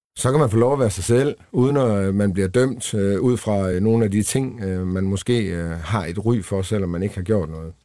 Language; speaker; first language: Danish; native; Danish